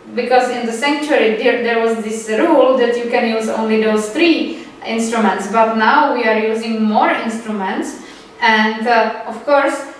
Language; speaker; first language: English; non-native, fluent; Czech